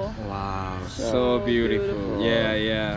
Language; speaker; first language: English; non-native, learner; Korean